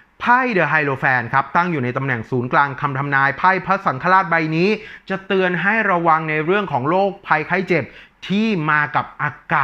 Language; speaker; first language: Thai; native; Thai